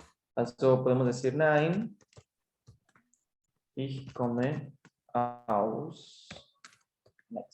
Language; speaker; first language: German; non-native, fluent; Spanish